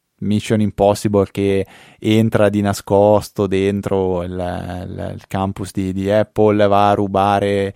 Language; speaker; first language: Italian; native; Italian